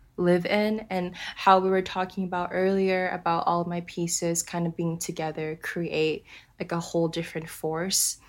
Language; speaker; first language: English; early bilingual, other home language; Japanese